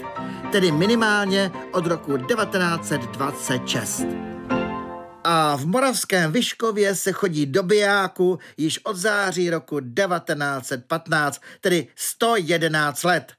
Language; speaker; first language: Czech; native; Czech